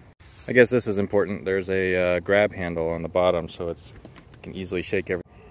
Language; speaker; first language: English; native; English